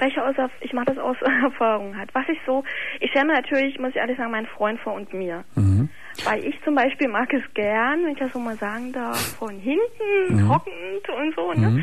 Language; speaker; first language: German; native; German